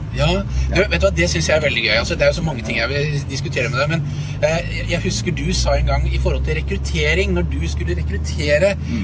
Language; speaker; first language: Norwegian; native; Norwegian